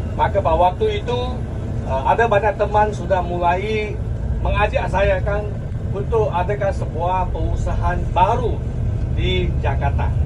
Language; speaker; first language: Malay; non-native, local second language; Chinese